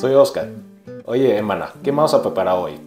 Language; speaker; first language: Spanish; native; Spanish